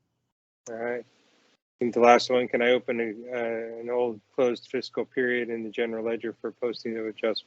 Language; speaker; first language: English; native; English